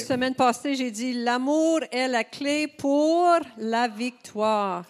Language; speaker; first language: French; native; French